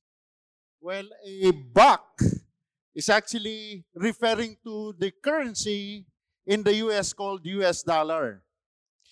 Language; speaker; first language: English; non-native, local second language; Filipino